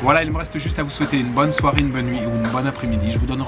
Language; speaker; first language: French; native; French